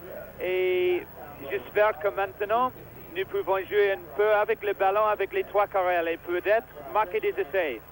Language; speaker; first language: French; non-native, learner; English